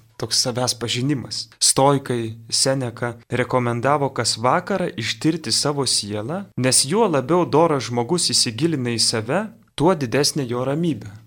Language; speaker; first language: Lithuanian; native; Lithuanian